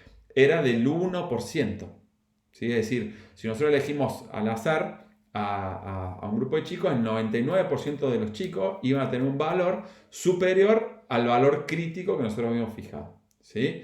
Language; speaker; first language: Spanish; native; Spanish